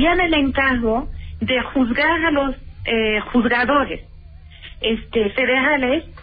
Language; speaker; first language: Spanish; native; Spanish